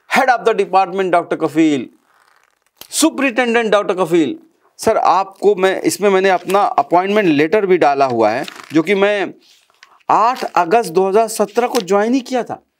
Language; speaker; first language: Hindi; native; Hindi